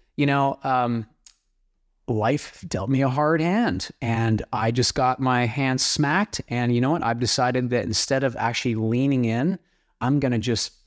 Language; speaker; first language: English; native; English